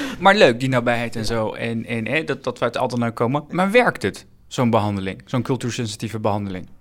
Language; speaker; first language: Dutch; early bilingual, other home language; Turkish